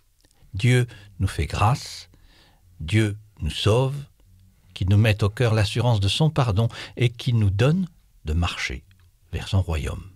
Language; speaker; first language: French; native; French